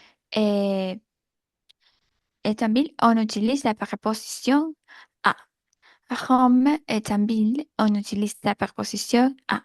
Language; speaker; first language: French; non-native, learner; Spanish